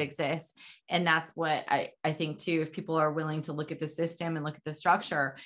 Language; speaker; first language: English; native; English